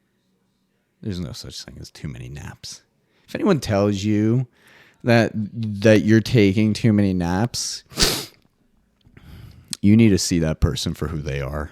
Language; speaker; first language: English; native; English